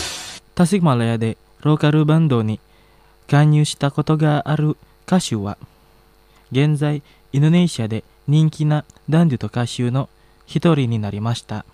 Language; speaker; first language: Japanese; non-native, fluent; Indonesian